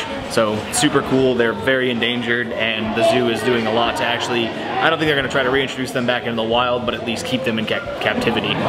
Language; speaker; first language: English; native; English